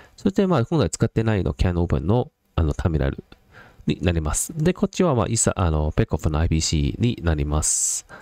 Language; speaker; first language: Japanese; non-native, fluent; Cantonese